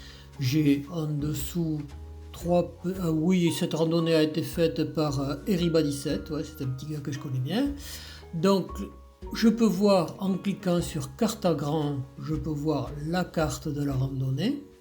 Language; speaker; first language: French; native; French